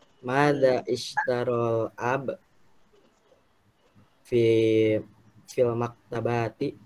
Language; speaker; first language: Arabic; non-native, learner; Indonesian